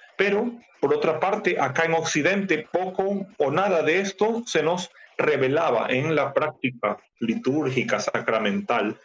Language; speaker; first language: Spanish; native; Spanish